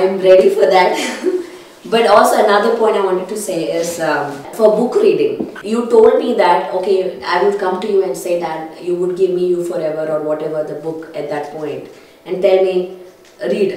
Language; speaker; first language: English; non-native, local second language; Telugu